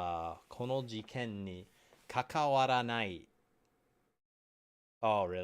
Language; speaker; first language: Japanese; non-native, learner; English